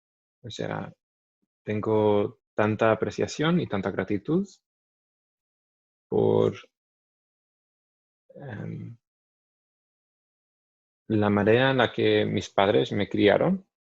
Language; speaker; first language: Spanish; non-native, fluent; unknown